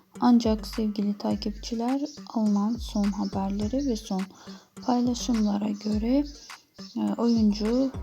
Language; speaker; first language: Turkish; native; Turkish